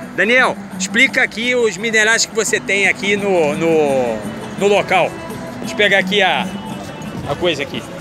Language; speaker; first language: Portuguese; native; Portuguese